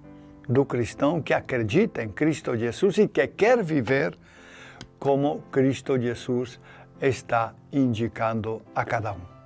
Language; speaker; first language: Portuguese; non-native, fluent; Spanish